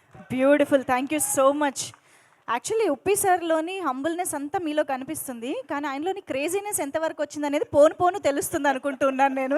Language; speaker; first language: Telugu; native; Telugu